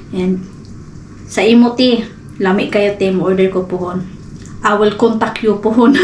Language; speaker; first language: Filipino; non-native, local second language; Cebuano